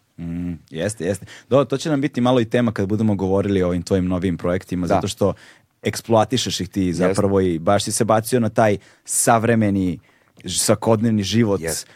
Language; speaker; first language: Serbian; native; Serbian